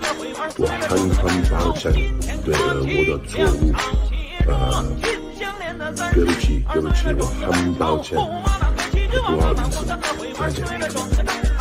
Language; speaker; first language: Chinese; non-native, learner; English